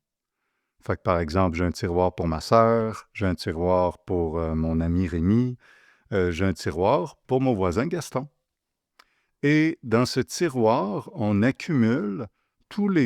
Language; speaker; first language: French; native; French